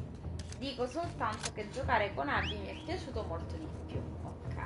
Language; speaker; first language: Italian; native; Italian